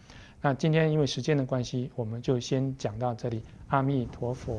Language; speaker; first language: Chinese; native; Chinese